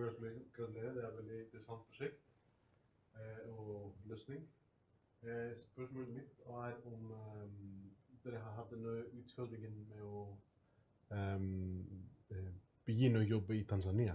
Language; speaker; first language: Norwegian; non-native, fluent; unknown